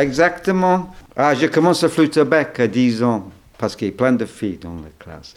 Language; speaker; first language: French; non-native, learner; English